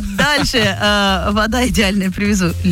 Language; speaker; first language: Russian; native; Russian